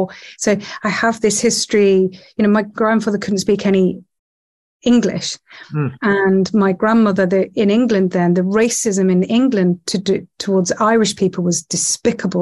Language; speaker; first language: English; native; English